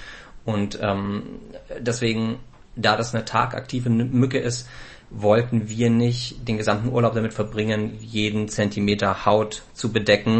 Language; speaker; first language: German; native; German